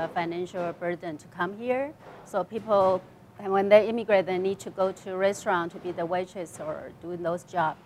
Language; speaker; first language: English; non-native, learner; Chinese